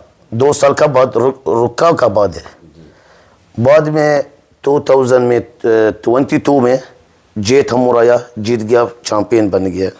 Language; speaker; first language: Hindi; non-native, learner; Arabic